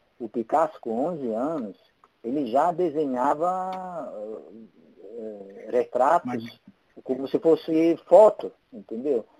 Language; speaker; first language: Portuguese; non-native, fluent; Italian